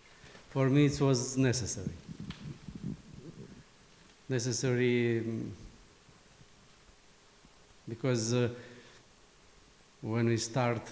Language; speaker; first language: English; non-native, fluent; Romanian